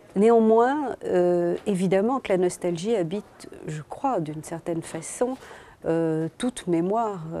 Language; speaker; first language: French; native; French